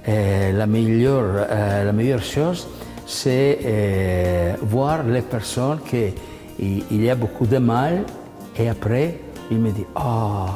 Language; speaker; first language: French; non-native, learner; Italian